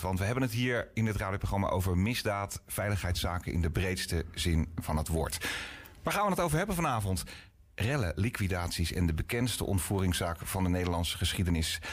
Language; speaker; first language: Dutch; native; Dutch